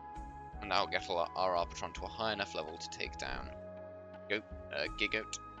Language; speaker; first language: English; native; English